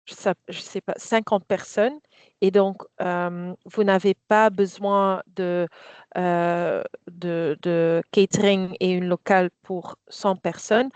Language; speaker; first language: French; non-native, fluent; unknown